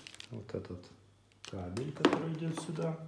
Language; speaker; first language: Russian; native; Russian